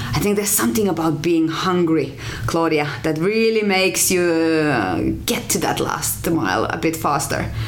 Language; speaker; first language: English; non-native, fluent; Finnish